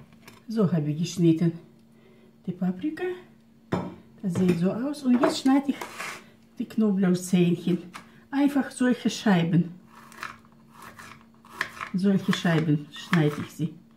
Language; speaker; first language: German; non-native, fluent; Russian